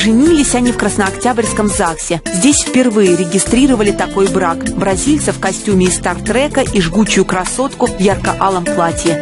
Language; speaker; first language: Russian; native; Russian